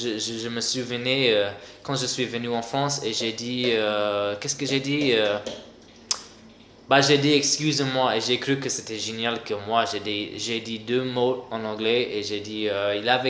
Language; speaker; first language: French; non-native, fluent; English